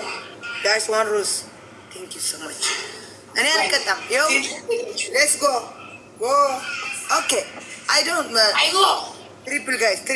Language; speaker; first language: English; non-native, learner; Amharic